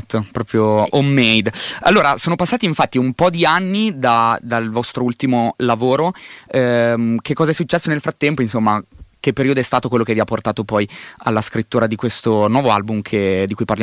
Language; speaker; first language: Italian; native; Italian